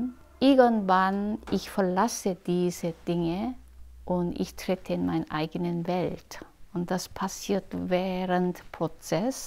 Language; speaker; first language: German; non-native, fluent; Korean